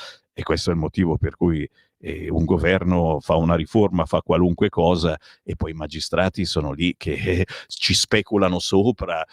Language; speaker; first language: Italian; native; Italian